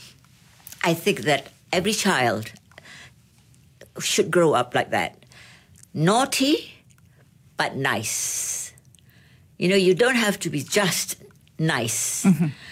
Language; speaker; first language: English; non-native, local second language; Malay